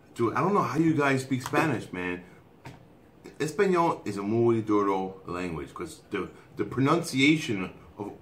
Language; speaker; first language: English; native; English